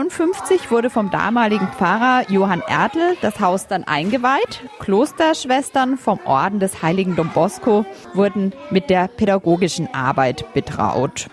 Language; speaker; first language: German; native; German